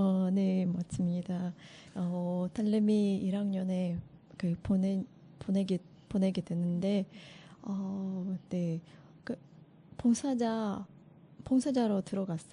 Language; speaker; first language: Korean; non-native, learner; Russian